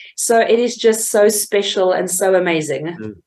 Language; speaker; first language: English; native; English